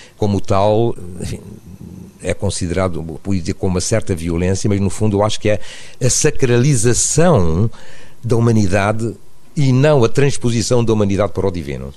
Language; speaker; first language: Portuguese; native; Portuguese